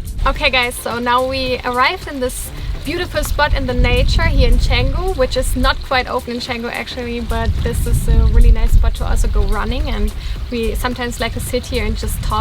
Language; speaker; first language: English; non-native, fluent; German